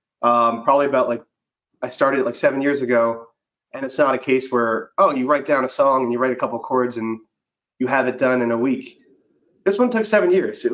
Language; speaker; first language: English; native; English